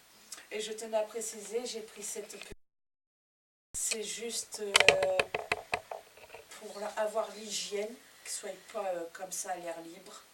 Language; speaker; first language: French; native; French